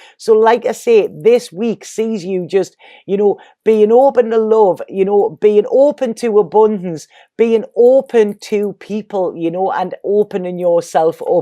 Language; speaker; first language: English; native; English